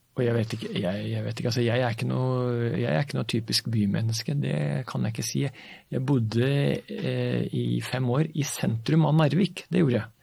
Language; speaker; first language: Norwegian; native; Norwegian